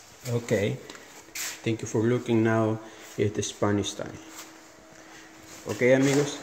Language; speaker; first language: English; non-native, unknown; Spanish